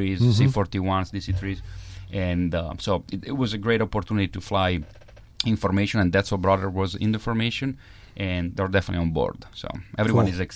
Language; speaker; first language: English; non-native, fluent; Italian